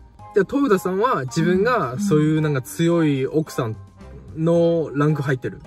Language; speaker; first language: Japanese; non-native, fluent; Chinese